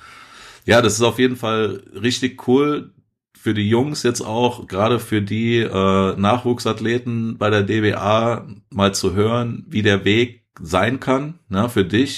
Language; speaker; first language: German; native; German